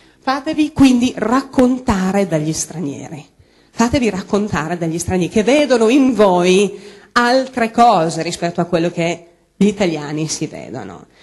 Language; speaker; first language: Italian; non-native, fluent; English